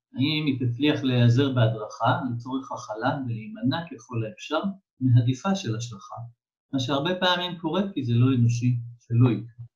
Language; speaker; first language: Hebrew; native; Hebrew